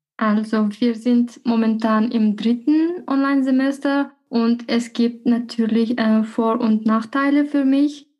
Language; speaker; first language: German; non-native, fluent; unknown